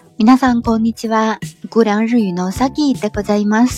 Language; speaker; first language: Japanese; non-native, fluent; Chinese